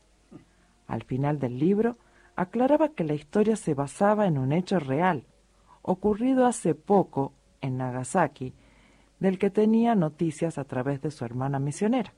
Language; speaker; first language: Spanish; native; Spanish